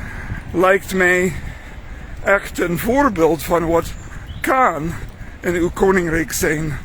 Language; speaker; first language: Dutch; non-native, fluent; English